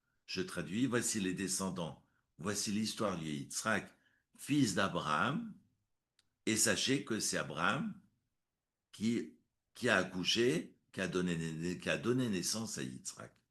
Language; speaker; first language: French; native; French